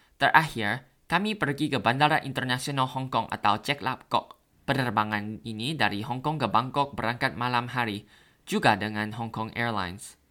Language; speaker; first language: Indonesian; non-native, learner; Thai